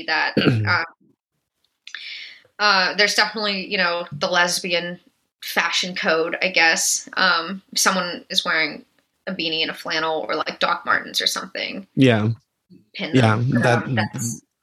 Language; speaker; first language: English; native; English